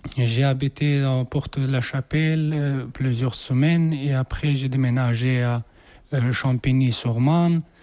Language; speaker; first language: French; non-native, learner; Persian